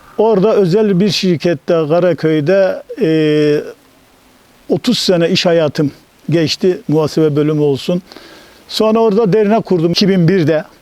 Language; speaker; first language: Turkish; native; Turkish